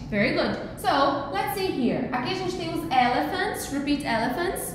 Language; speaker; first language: English; non-native, fluent; Portuguese